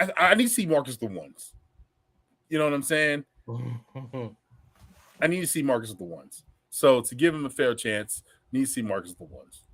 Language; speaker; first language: English; native; English